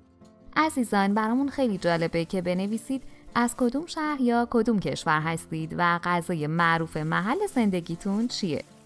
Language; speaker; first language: Persian; native; Persian